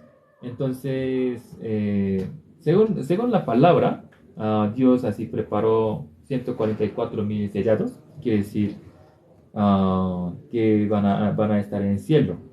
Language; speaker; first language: Spanish; non-native, learner; Korean